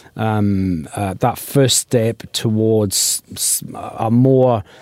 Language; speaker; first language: English; native; English